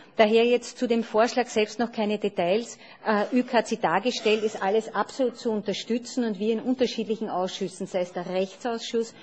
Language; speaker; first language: German; native; German